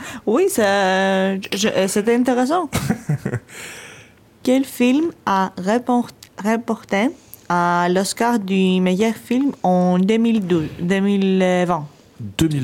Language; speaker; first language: French; non-native, learner; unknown